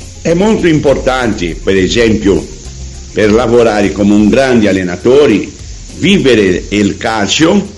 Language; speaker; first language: Italian; non-native, learner; Portuguese